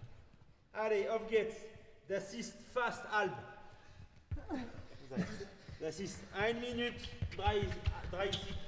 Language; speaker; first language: German; non-native, learner; French